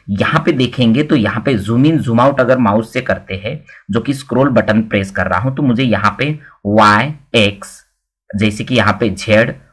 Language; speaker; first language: Hindi; non-native, local second language; Marathi